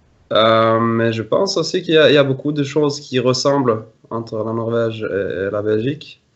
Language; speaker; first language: French; non-native, fluent; Norwegian